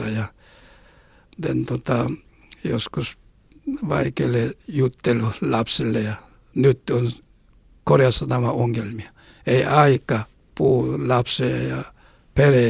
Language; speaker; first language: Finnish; non-native, learner; Korean